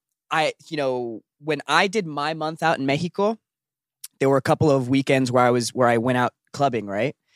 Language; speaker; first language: English; native; English